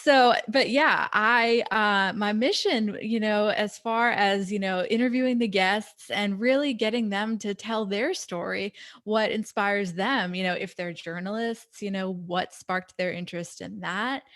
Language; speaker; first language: English; native; English